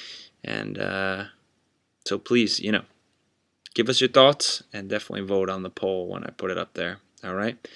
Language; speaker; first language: English; native; English